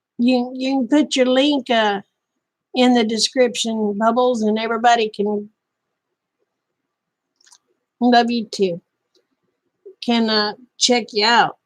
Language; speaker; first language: English; native; English